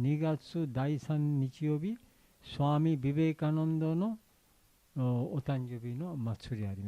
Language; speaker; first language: Japanese; non-native, learner; Bangla